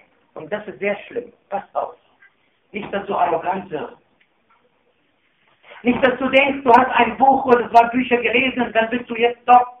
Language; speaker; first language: German; non-native, fluent; Arabic